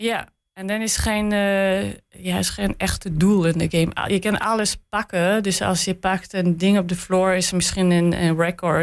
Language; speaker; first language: Dutch; non-native, learner; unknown